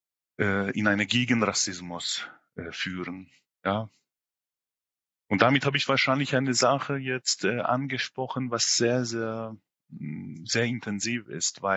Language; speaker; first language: German; non-native, fluent; Hungarian